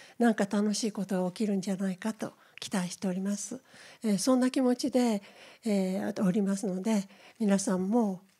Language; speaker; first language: Japanese; native; Japanese